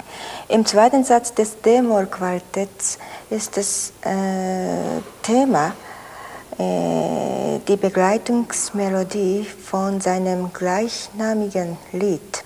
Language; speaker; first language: German; non-native, fluent; Japanese